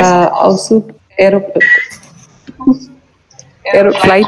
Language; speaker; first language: German; non-native, learner; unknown